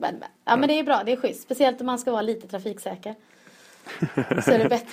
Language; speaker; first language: Swedish; native; Swedish